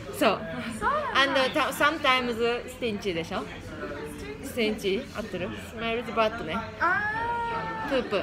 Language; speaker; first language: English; non-native, learner; Japanese